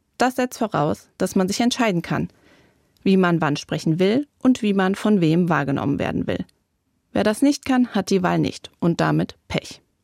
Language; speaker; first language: German; native; German